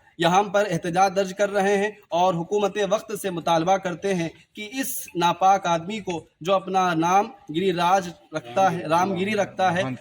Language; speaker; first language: Urdu; native; Urdu